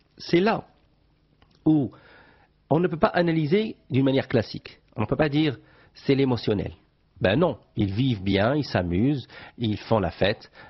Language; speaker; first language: French; non-native, local second language; Arabic